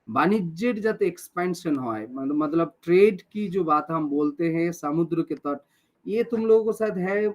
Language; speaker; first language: Hindi; non-native, local second language; Bangla